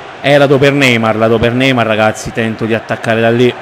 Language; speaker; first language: Italian; native; Italian